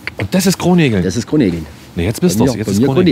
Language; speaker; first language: German; native; German